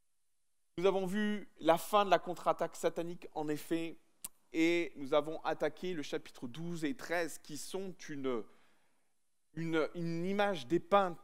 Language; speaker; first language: French; native; French